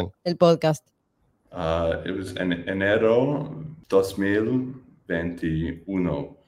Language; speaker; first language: Spanish; non-native, learner; English